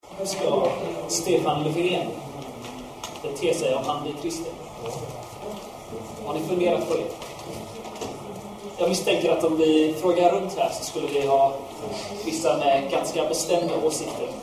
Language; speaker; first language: Swedish; non-native, fluent; English